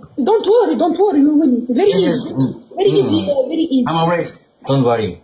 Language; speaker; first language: English; non-native, learner; Arabic